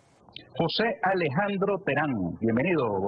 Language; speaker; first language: Spanish; native; Spanish